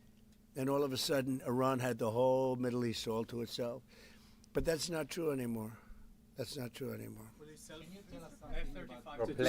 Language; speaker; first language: English; native; English